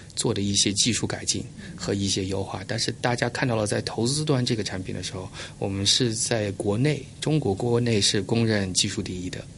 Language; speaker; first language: Chinese; early bilingual, heritage; Chinese